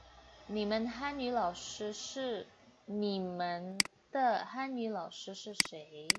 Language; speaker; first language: Chinese; non-native, fluent; Indonesian